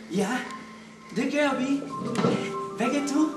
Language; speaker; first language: Danish; non-native, learner; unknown